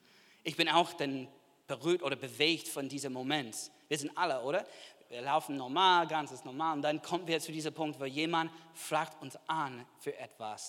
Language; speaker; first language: German; non-native, fluent; English